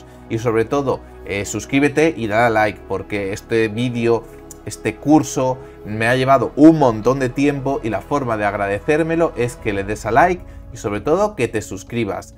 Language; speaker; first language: Spanish; native; Spanish